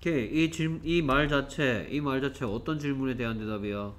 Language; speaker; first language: Korean; native; Korean